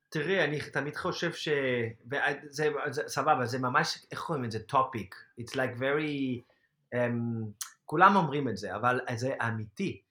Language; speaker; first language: Hebrew; non-native, fluent; Spanish